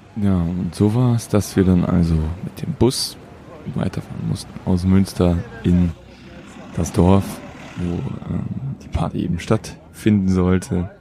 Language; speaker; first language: German; native; German